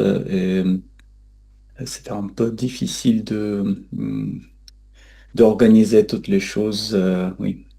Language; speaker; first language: French; non-native, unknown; Russian